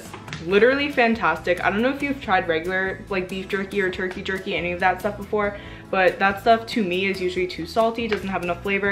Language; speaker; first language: English; native; English